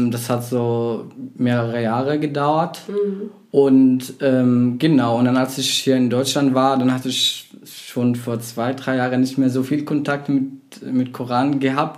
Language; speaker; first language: German; non-native, fluent; Arabic